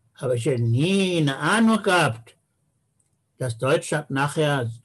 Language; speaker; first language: German; native; German